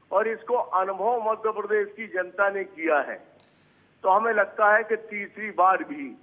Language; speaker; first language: Hindi; native; Hindi